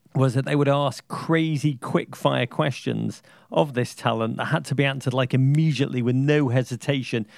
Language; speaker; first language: English; native; English